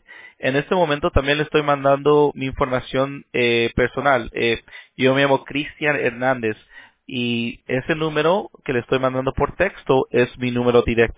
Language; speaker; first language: Spanish; early bilingual, heritage; Spanish